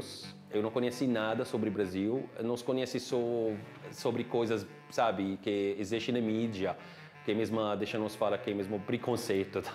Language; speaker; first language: Portuguese; non-native, learner; Arabic